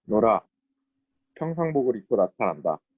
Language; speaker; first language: Korean; native; Korean